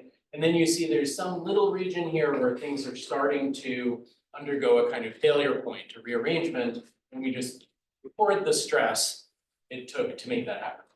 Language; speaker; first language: English; native; English